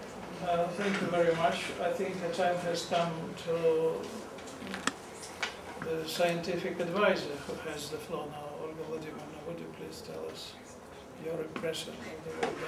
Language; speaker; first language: English; non-native, fluent; Russian